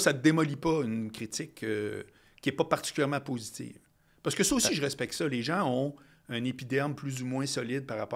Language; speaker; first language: French; native; French